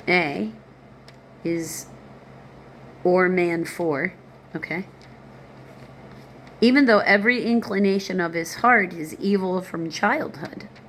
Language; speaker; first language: English; native; English